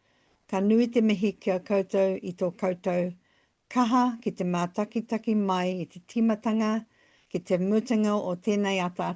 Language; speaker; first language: Māori; non-native, local second language; English